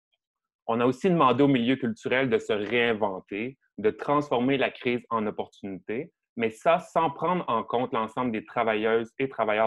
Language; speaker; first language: French; native; French